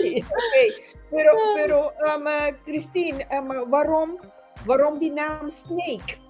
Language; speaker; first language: Dutch; non-native, local second language; Papiamento